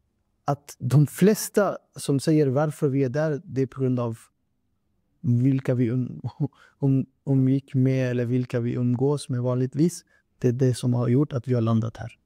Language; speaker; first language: Swedish; non-native, fluent; Urdu